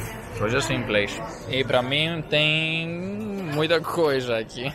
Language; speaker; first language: Portuguese; non-native, fluent; Greek